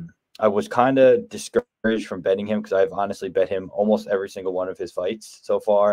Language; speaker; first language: English; native; English